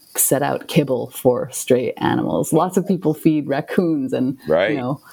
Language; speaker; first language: English; non-native, local second language; Cantonese